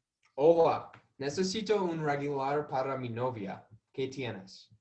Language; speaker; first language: Spanish; non-native, learner; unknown